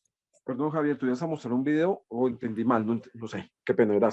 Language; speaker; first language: Spanish; native; Spanish